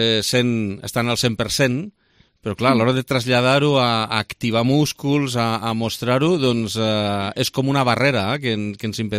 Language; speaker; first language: Catalan; native; Catalan